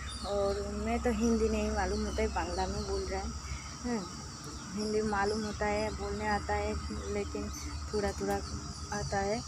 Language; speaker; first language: Hindi; non-native, local second language; Bangla